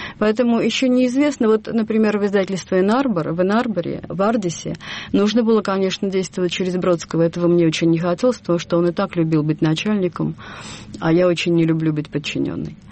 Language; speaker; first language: Russian; native; Russian